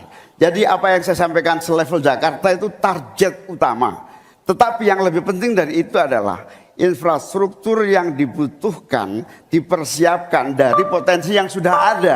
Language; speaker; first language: Indonesian; native; Indonesian